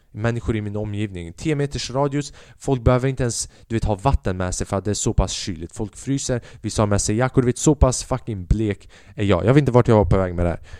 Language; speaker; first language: Swedish; early bilingual, other home language; Albanian